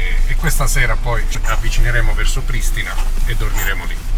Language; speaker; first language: Italian; native; Italian